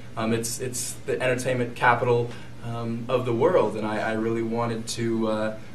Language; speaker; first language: English; native; English